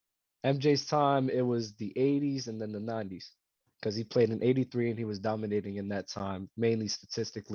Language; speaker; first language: English; native; English